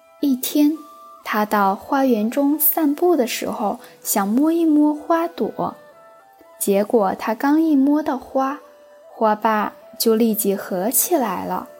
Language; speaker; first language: Chinese; native; Chinese